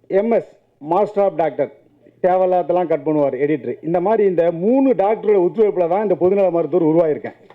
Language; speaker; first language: Tamil; native; Tamil